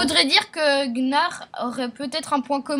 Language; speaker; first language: French; native; French